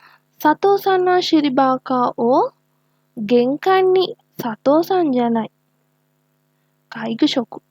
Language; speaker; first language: Japanese; non-native, learner; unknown